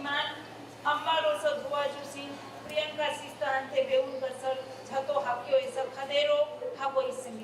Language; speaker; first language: Korean; non-native, learner; Hindi